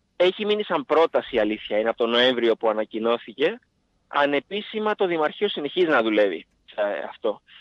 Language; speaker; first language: Greek; native; Greek